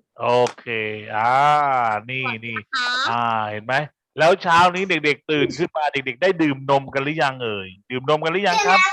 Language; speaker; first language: Thai; native; Thai